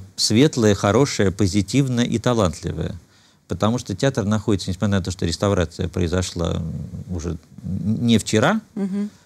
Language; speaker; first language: Russian; native; Russian